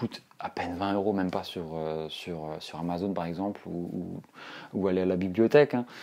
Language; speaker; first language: French; native; French